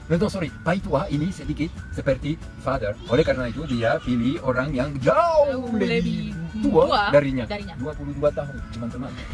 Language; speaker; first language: Indonesian; non-native, fluent; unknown